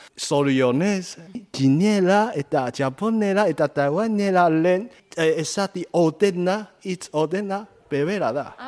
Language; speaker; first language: Basque; non-native, learner; Chinese